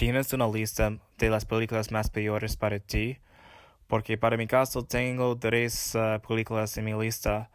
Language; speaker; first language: Spanish; non-native, fluent; English